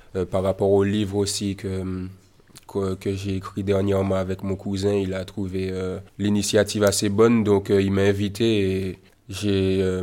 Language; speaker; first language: French; native; French